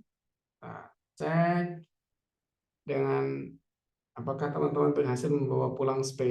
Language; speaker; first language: Indonesian; native; Indonesian